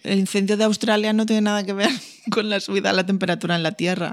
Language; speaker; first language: Spanish; native; Spanish